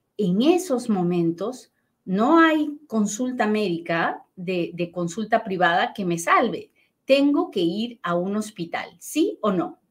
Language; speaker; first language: Spanish; native; Spanish